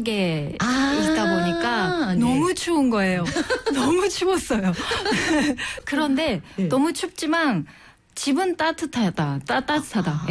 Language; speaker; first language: Korean; non-native, fluent; Japanese